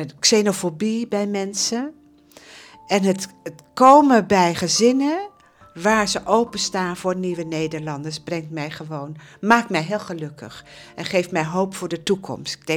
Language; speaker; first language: Dutch; native; Dutch